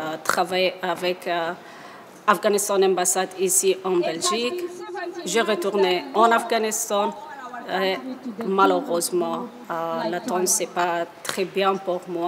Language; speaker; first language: French; non-native, learner; Persian